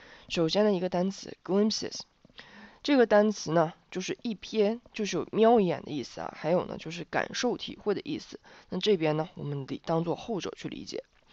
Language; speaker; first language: Chinese; native; Chinese